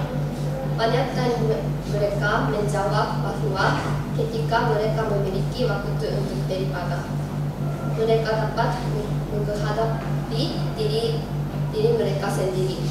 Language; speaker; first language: Indonesian; non-native, learner; Japanese